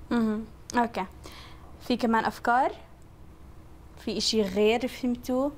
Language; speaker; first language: Arabic; native; Arabic